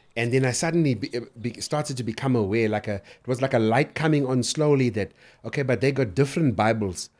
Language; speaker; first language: English; native; English